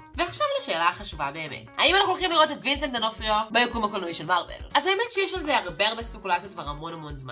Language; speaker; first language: Hebrew; native; Hebrew